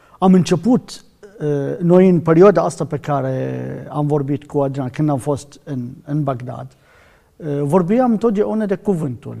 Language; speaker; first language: Romanian; non-native, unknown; Arabic